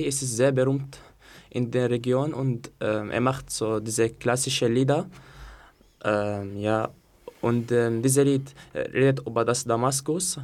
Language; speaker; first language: German; non-native, learner; Arabic